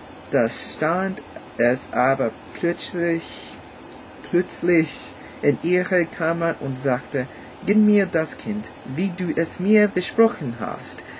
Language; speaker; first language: German; non-native, learner; English